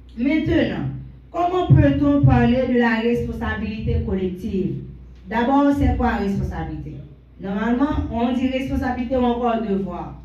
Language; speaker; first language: French; non-native, local second language; Haitian Creole